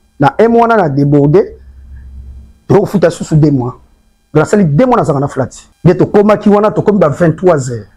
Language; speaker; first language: Lingala; native; Lingala